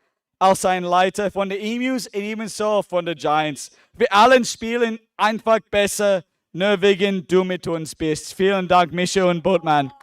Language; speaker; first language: German; non-native, learner; English